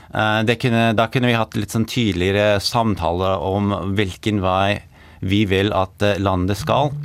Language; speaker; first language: Norwegian; non-native, fluent; English